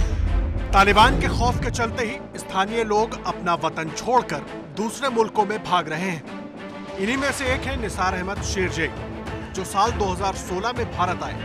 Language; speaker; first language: Hindi; native; Hindi